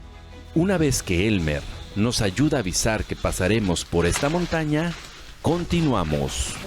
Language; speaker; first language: Spanish; native; Spanish